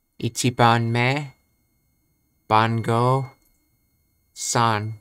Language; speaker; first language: Japanese; non-native, learner; English